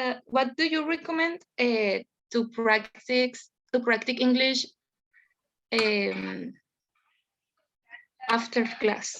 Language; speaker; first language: English; non-native, learner; Spanish